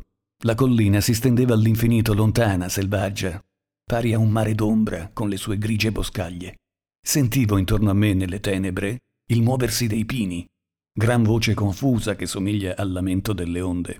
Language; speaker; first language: Italian; native; Italian